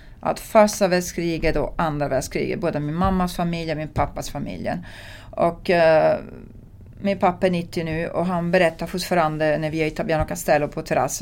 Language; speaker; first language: Swedish; non-native, fluent; Italian